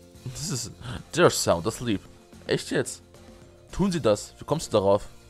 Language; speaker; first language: German; native; German